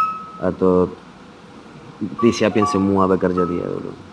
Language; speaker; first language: Indonesian; non-native, fluent; Spanish